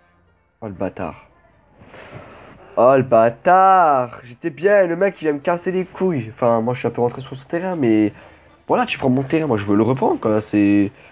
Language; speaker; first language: French; native; French